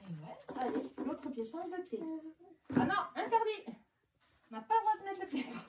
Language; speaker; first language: French; native; French